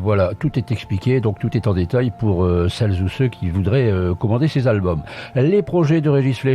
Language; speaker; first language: French; native; French